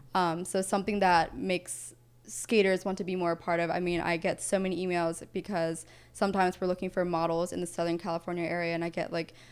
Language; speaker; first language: English; native; English